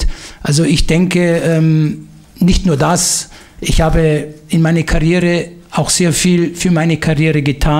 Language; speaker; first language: German; non-native, fluent; Italian